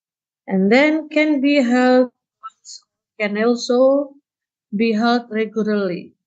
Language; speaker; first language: English; non-native, learner; Indonesian